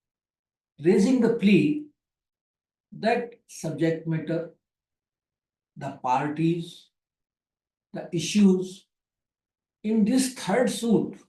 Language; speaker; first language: English; non-native, local second language; Hindi